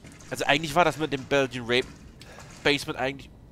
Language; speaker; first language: German; native; German